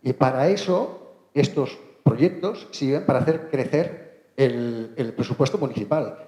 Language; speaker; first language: Spanish; non-native, local second language; Catalan